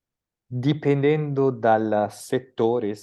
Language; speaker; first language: Italian; non-native, fluent; Portuguese